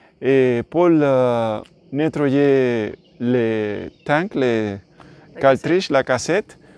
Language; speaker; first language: French; non-native, learner; English